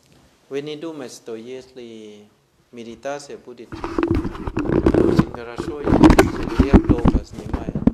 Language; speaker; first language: Russian; non-native, learner; Thai